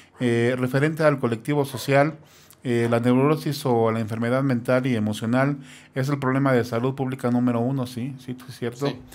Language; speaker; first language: Spanish; native; Spanish